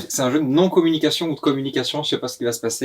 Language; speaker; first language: French; native; French